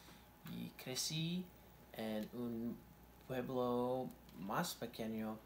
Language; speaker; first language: Spanish; non-native, learner; English